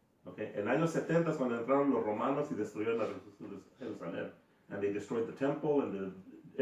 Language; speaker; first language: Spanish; early bilingual, heritage; Spanish